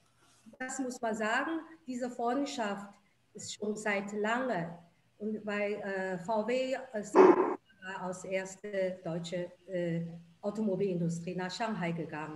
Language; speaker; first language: German; non-native, fluent; Chinese